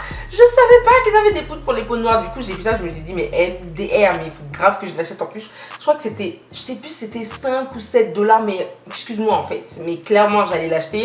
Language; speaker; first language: French; native; French